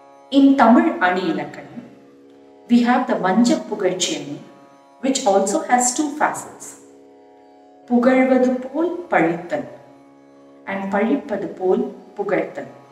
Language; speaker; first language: English; non-native, local second language; Tamil